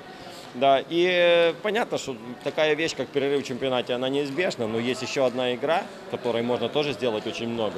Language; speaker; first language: Russian; native; Russian